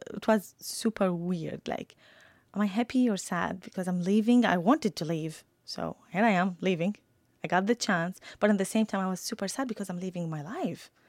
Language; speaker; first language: English; non-native, fluent; Arabic